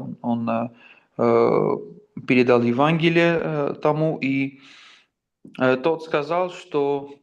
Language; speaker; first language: Russian; non-native, local second language; Armenian